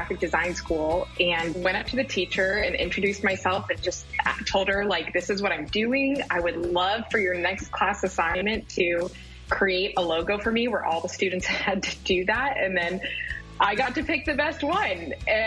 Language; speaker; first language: English; native; English